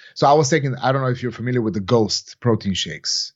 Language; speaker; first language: English; non-native, fluent; Bulgarian